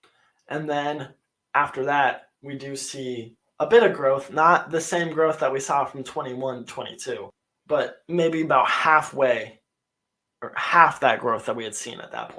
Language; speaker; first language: English; native; English